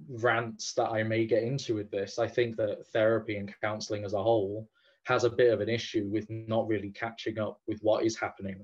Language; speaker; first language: English; native; English